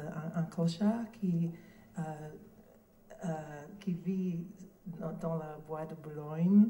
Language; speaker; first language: French; non-native, learner; English